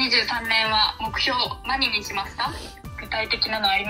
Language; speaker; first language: Japanese; native; Japanese